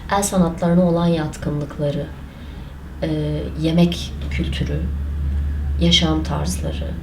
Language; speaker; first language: Turkish; non-native, local second language; Kurdish